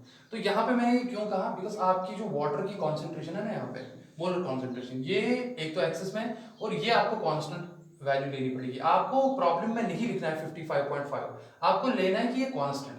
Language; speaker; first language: Hindi; non-native, local second language; Kashmiri